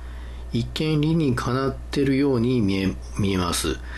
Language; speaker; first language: Japanese; native; Japanese